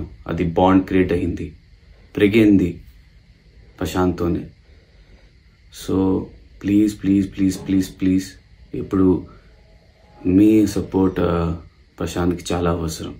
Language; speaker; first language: Telugu; non-native, local second language; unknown